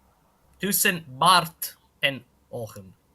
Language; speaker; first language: Dutch; non-native, fluent; Italian